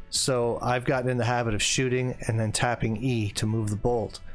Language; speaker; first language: English; native; English